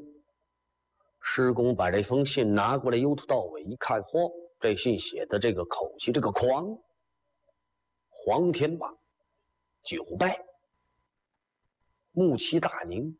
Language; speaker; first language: Chinese; native; Chinese